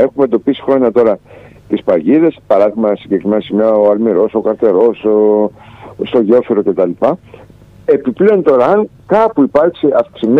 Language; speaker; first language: Greek; native; Greek